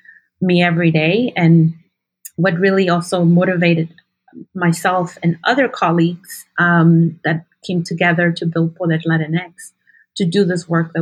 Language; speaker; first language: English; early bilingual, other home language; Spanish